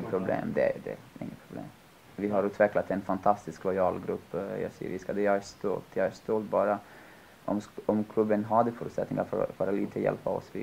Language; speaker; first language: Swedish; non-native, fluent; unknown